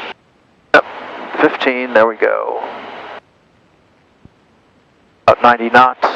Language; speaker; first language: English; native; English